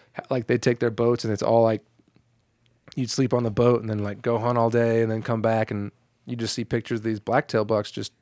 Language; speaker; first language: English; native; English